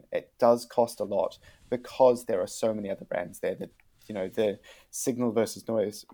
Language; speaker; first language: English; native; English